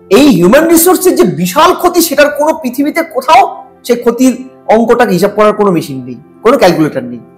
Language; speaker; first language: Bangla; non-native, local second language; Sadri